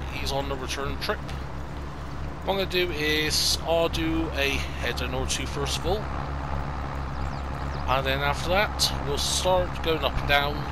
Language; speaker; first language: English; native; English